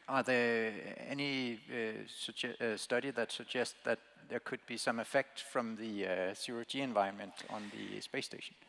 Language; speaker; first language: English; non-native, fluent; Danish